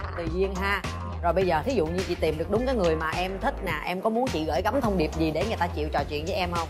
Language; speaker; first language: Vietnamese; native; Vietnamese